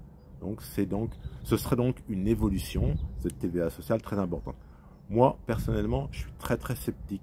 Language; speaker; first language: French; native; French